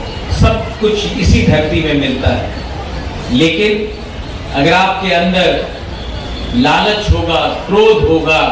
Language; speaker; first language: Hindi; non-native, local second language; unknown